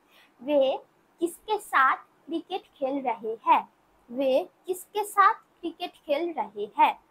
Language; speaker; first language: Hindi; non-native, local second language; Bangla